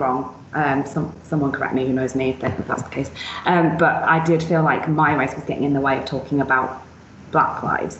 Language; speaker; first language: English; native; English